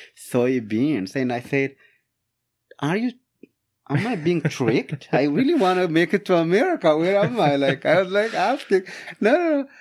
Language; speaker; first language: English; non-native, fluent; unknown